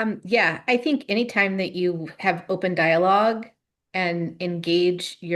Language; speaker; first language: English; native; English